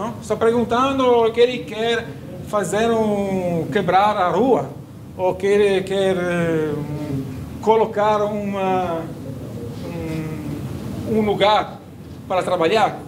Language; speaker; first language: Portuguese; non-native, fluent; Italian